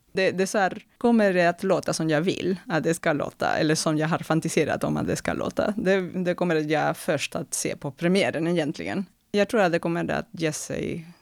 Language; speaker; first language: Swedish; non-native, fluent; Spanish